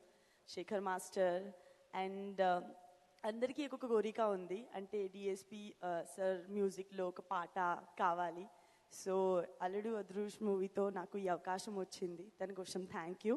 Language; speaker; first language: Telugu; non-native, learner; Gujarati